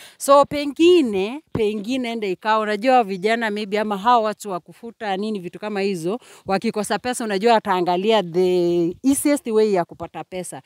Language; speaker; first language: Swahili; non-native, local second language; Gusii